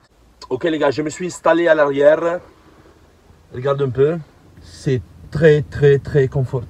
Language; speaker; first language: French; non-native, learner; Italian